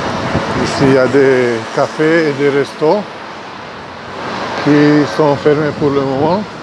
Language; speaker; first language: French; non-native, fluent; Hungarian